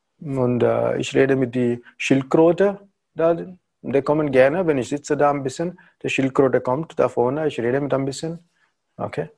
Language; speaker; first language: German; non-native, learner; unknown